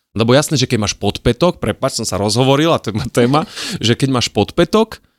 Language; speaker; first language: Slovak; native; Slovak